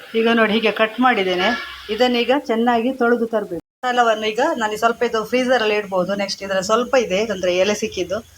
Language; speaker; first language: Kannada; non-native, local second language; Konkani